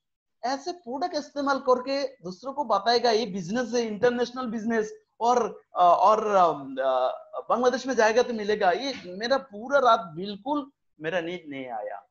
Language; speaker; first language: Hindi; non-native, fluent; Bangla